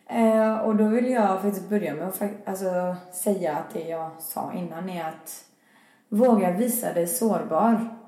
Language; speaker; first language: Swedish; early bilingual, other home language; Albanian